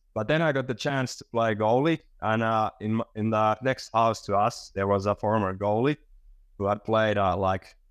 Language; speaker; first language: English; non-native, fluent; Finnish